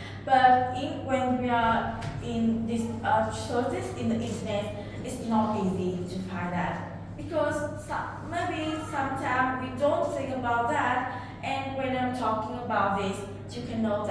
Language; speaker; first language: English; non-native, learner; Vietnamese